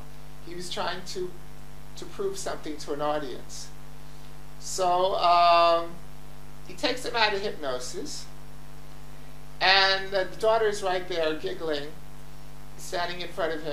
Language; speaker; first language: English; native; English